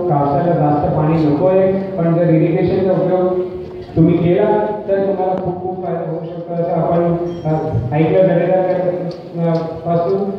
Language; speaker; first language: Marathi; non-native, local second language; Hindi